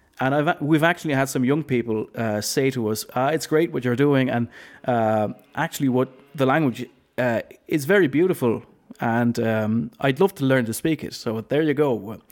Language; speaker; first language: English; non-native, fluent; Low German